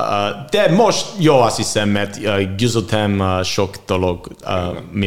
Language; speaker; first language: Hungarian; non-native, learner; English